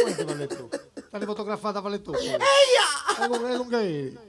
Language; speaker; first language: Italian; native; Italian